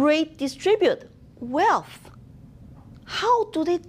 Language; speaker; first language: English; non-native, fluent; Chinese